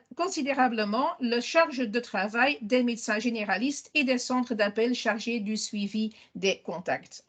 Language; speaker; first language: French; non-native, local second language; Dutch